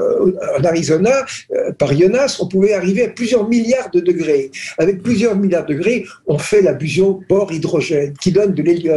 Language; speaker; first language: French; native; French